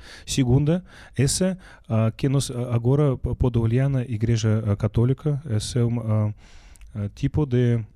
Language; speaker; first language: Portuguese; non-native, learner; Russian